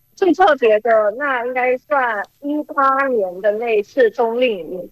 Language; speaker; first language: Chinese; early bilingual, heritage; Chinese